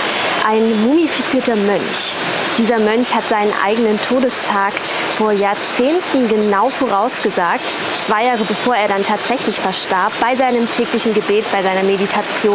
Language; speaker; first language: German; native; German